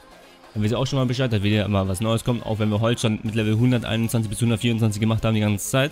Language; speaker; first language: German; native; German